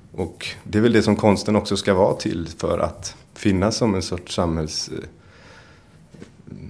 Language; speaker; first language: Swedish; native; Swedish